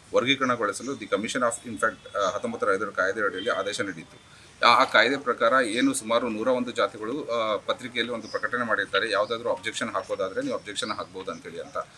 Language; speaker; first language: Kannada; non-native, local second language; Lambadi